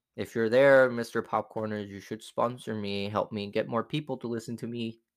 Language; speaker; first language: English; non-native, fluent; Spanish